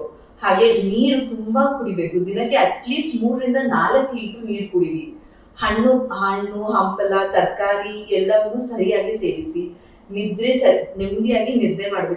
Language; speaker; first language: Kannada; native; Kannada